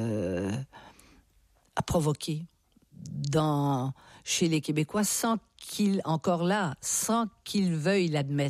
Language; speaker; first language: French; native; French